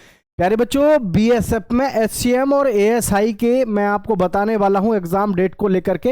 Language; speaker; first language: Hindi; native; Hindi